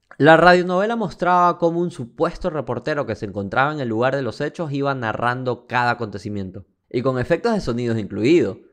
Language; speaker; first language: Spanish; native; Spanish